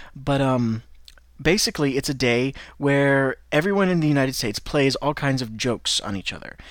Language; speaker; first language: English; native; English